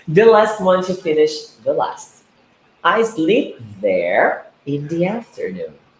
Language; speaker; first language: English; non-native, fluent; Portuguese